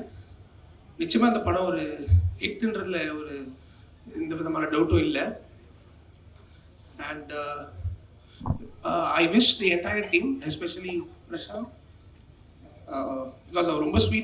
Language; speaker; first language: Tamil; non-native, learner; Malayalam